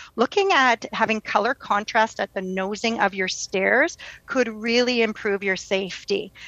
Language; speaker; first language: English; native; English